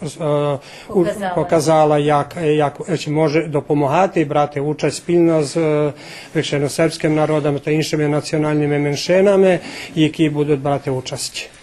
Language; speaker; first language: Ukrainian; early bilingual, heritage; Ukrainian